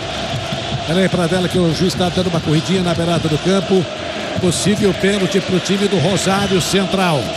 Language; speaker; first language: Portuguese; native; Portuguese